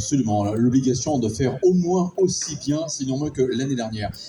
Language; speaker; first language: French; native; French